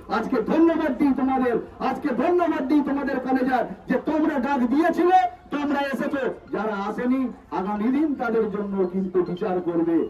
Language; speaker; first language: Bangla; non-native, local second language; Santali